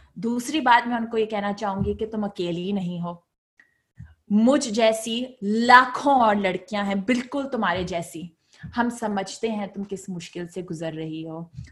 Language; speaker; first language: Urdu; native; Urdu